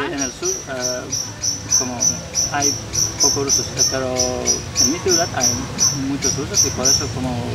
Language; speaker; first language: Spanish; non-native, learner; Uzbek